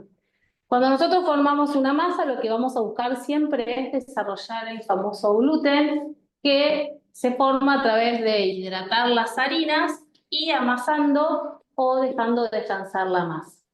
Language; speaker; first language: Spanish; native; Spanish